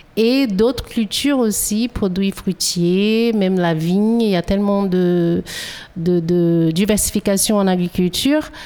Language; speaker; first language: French; non-native, fluent; Portuguese